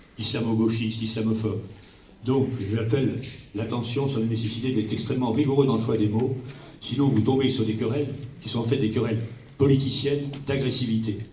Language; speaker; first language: French; native; French